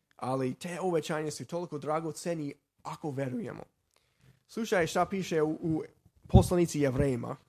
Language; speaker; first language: Serbian; non-native, fluent; Slovak